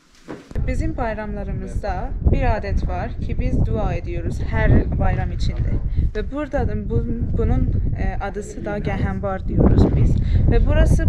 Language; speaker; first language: Turkish; non-native, fluent; Persian